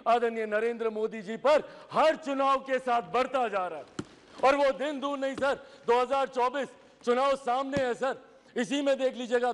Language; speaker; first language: Hindi; native; Hindi